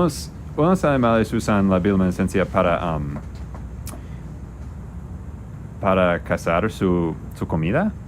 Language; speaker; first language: Spanish; non-native, learner; English